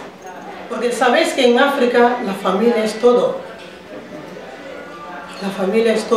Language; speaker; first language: Spanish; non-native, fluent; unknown